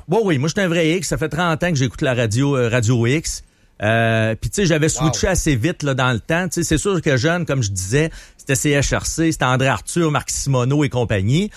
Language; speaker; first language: French; native; French